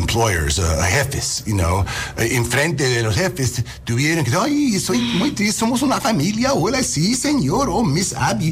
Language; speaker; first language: Spanish; non-native, learner; English